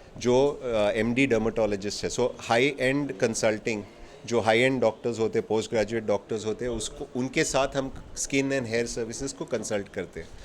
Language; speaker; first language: Hindi; non-native, local second language; Malayalam